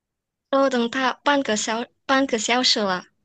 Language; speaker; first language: Chinese; non-native, learner; Indonesian